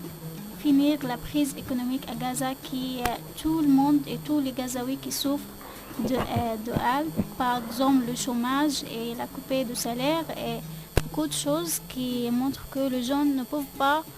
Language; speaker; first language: French; non-native, learner; Arabic